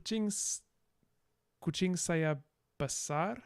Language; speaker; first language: Indonesian; non-native, learner; English